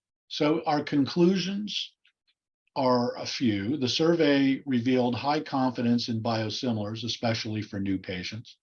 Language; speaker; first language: English; native; English